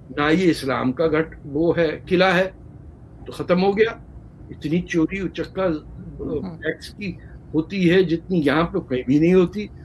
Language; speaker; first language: Urdu; native; Urdu